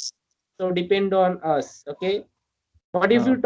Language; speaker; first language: English; non-native, learner; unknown